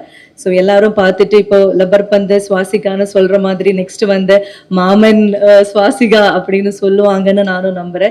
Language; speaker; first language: Tamil; non-native, local second language; Malayalam